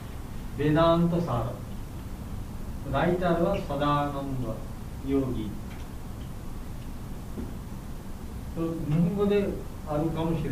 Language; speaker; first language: Japanese; non-native, learner; Bangla